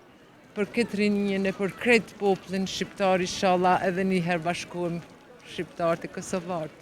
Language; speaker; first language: Albanian; early bilingual, heritage; Albanian